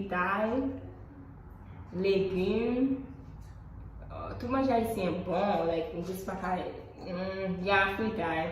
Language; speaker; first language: Haitian Creole; early bilingual, heritage; Haitian Creole